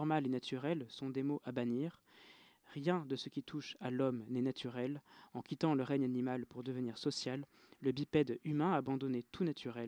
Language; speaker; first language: French; native; French